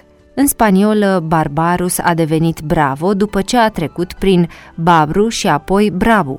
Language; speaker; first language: Romanian; native; Romanian